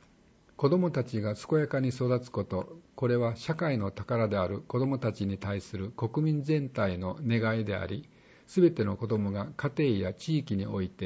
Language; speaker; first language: Japanese; native; Japanese